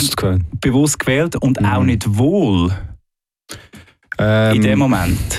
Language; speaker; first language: German; native; German